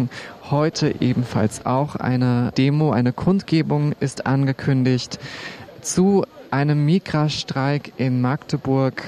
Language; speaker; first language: German; native; German